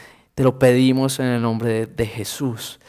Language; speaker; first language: Spanish; native; Spanish